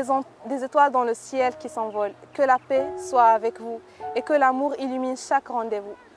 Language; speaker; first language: French; non-native, local second language; Arabic